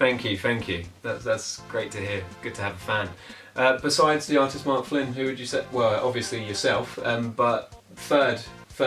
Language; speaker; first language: English; native; English